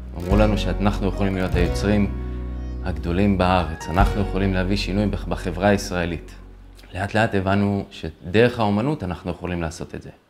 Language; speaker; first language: Hebrew; early bilingual, other home language; Russian